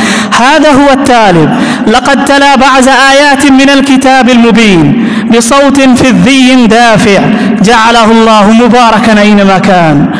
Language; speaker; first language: Arabic; non-native, fluent; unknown